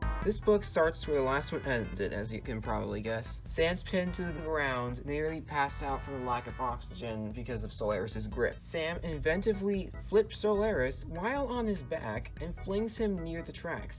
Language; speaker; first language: English; native; English